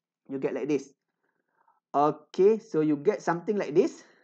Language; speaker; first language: English; non-native, local second language; Malay